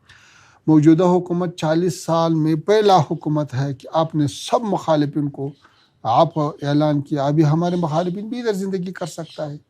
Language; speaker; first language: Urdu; non-native, learner; Pashto